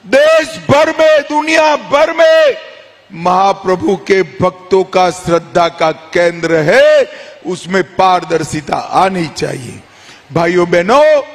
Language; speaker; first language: Hindi; non-native, local second language; Gujarati